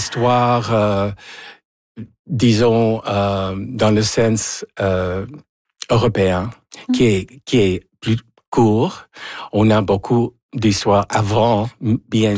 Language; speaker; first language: French; non-native, fluent; Spanish